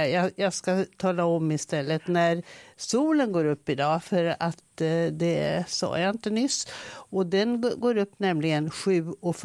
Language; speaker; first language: Swedish; native; Swedish